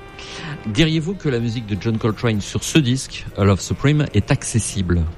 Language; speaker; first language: French; non-native, fluent; English